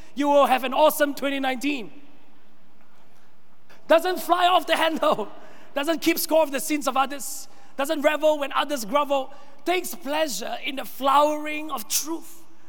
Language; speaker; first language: English; non-native, local second language; Chinese